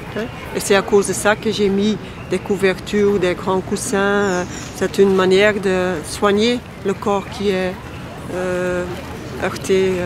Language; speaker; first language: French; non-native, local second language; Dutch